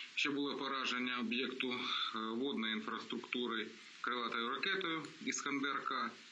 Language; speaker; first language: Ukrainian; non-native, local second language; Russian